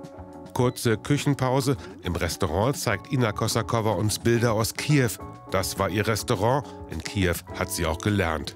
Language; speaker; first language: German; native; German